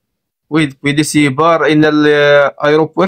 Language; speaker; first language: Spanish; non-native, learner; Arabic